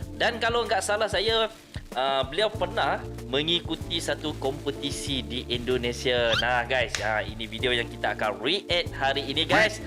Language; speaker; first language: Malay; native; Malay